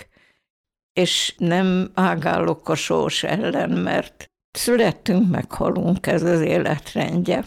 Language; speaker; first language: Hungarian; native; Hungarian